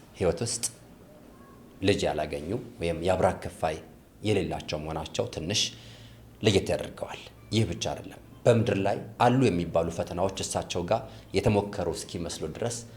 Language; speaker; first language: Amharic; native; Amharic